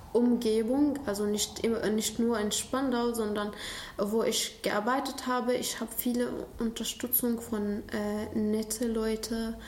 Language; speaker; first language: German; non-native, learner; Arabic